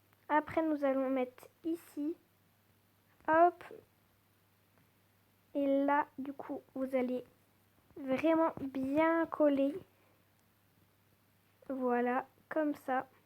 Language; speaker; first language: French; native; French